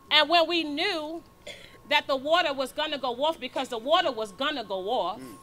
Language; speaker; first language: English; native; English